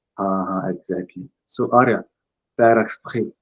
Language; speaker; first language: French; non-native, learner; Punjabi